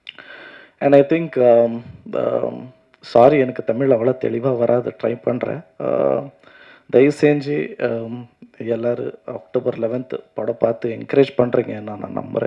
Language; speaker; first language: Tamil; non-native, learner; Kannada